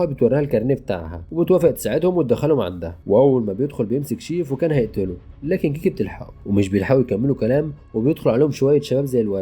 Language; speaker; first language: Arabic; native; Arabic